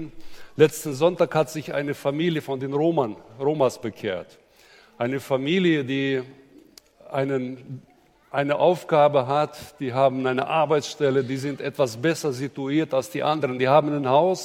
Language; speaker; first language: German; native; German